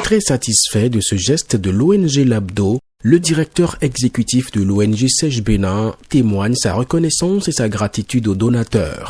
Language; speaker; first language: French; native; French